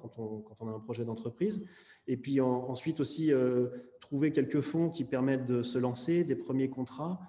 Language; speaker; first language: French; native; French